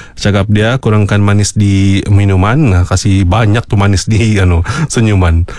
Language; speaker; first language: Malay; native; Malay